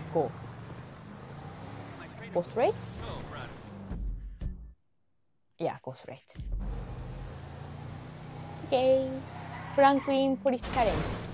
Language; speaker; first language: English; non-native, learner; Japanese